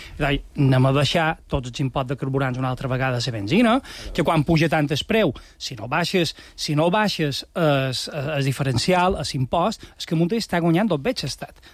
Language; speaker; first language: Catalan; native; Catalan